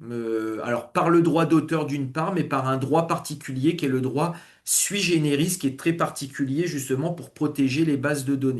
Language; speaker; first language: French; native; French